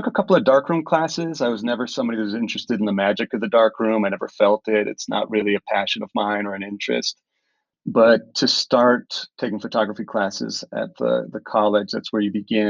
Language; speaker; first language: English; native; English